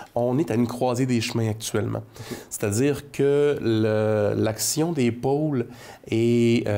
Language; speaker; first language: French; native; French